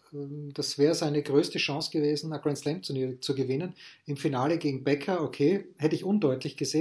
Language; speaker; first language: German; native; German